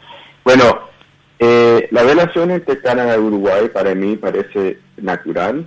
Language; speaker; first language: Spanish; early bilingual, heritage; Spanish